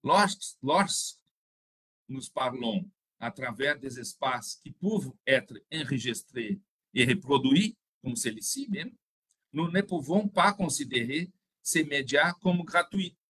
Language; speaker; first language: French; non-native, fluent; Portuguese